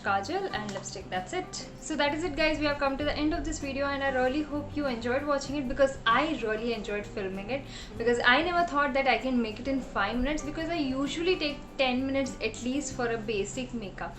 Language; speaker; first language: English; non-native, local second language; Hindi